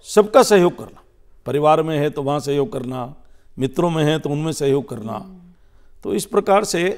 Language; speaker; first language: Hindi; native; Hindi